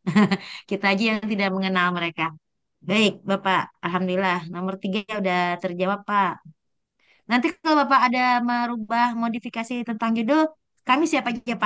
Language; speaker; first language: Indonesian; native; Indonesian